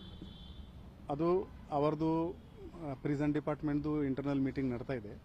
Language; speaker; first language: Kannada; non-native, fluent; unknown